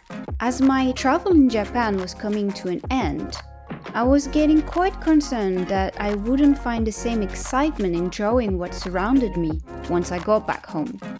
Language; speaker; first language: English; non-native, fluent; French